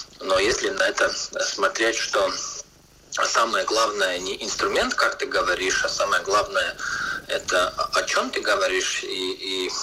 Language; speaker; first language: Russian; non-native, local second language; Latvian